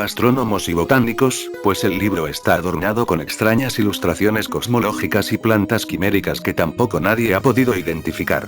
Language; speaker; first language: Spanish; native; Spanish